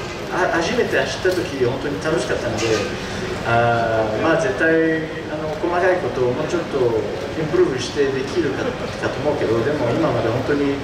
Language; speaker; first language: Japanese; early bilingual, heritage; Japanese